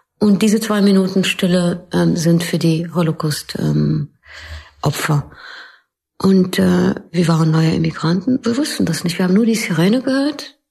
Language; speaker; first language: German; non-native, fluent; Arabic